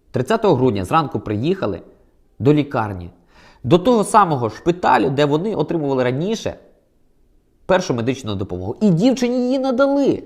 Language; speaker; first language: Ukrainian; native; Ukrainian